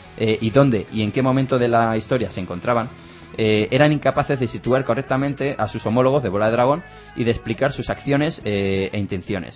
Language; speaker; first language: Spanish; native; Spanish